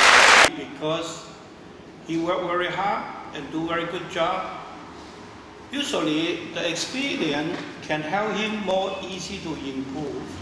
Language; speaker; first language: English; non-native, learner; Chinese